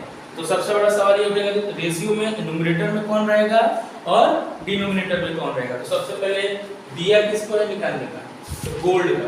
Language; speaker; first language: Hindi; native; Hindi